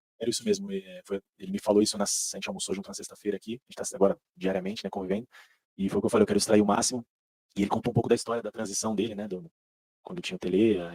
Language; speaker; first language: Portuguese; native; Portuguese